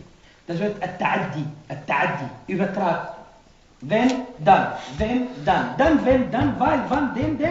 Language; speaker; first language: German; non-native, fluent; Arabic